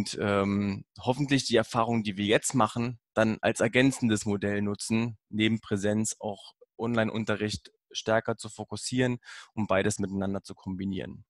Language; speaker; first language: German; native; German